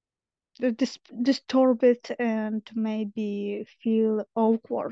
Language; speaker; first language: English; non-native, fluent; Ukrainian